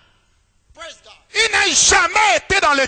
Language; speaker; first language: French; non-native, local second language; Lingala